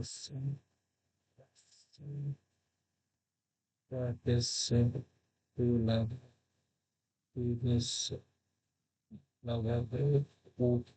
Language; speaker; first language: French; non-native, fluent; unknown